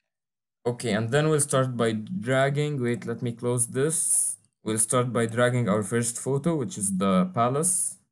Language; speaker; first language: English; non-native, fluent; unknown